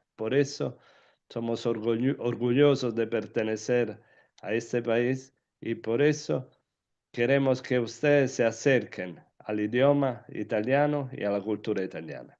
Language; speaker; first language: Spanish; non-native, fluent; Italian